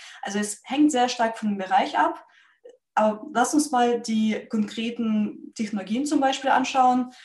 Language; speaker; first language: German; non-native, fluent; Russian